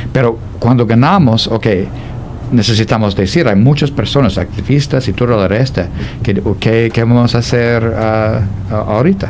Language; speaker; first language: Spanish; non-native, fluent; English